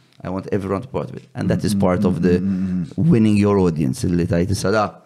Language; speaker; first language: English; non-native, local second language; Maltese